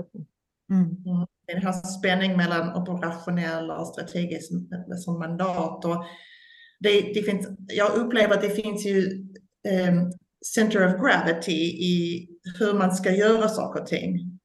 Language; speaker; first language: Swedish; non-native, fluent; English